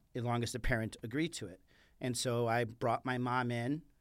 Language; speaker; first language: English; early bilingual, other home language; Spanish